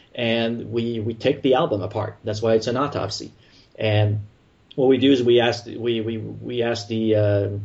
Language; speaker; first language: English; non-native, fluent; French